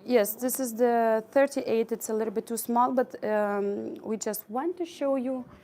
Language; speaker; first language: English; non-native, fluent; Lithuanian